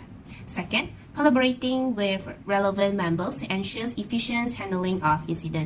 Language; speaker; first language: English; non-native, local second language; Malay